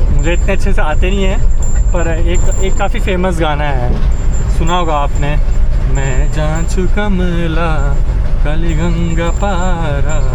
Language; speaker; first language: Hindi; non-native, local second language; Kannada